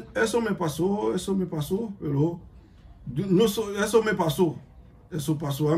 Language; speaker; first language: Spanish; non-native, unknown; Haitian Creole